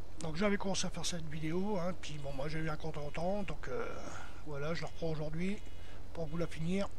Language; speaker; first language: French; native; French